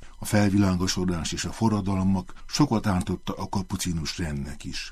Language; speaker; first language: Hungarian; native; Hungarian